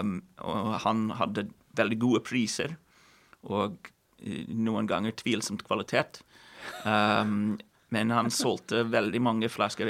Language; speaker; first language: Norwegian; non-native, fluent; English